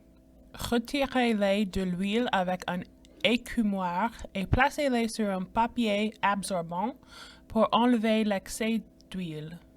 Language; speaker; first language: French; non-native, fluent; English